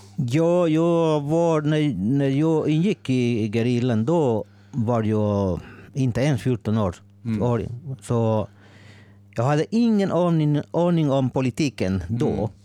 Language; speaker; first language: Swedish; non-native, fluent; Spanish